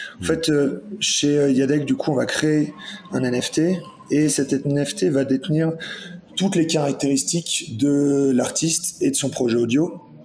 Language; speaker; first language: French; native; French